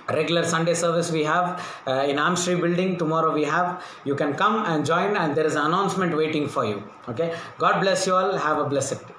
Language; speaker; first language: English; non-native, local second language; Telugu